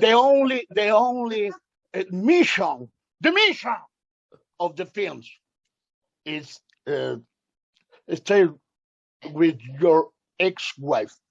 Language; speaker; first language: English; non-native, learner; Spanish